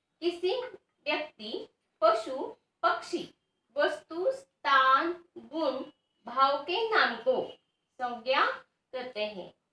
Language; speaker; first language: Hindi; non-native, local second language; Marathi